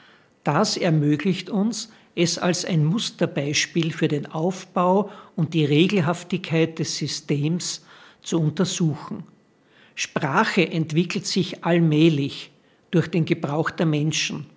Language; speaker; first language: German; native; German